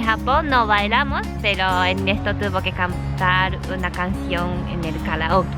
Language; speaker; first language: Spanish; non-native, learner; Japanese